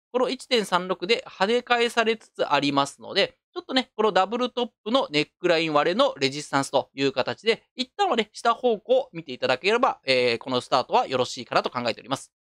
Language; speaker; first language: Japanese; native; Japanese